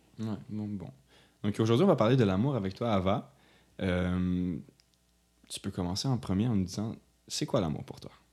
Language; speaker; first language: French; native; French